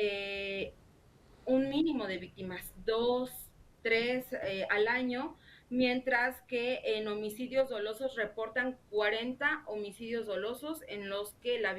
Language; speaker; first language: Spanish; native; Spanish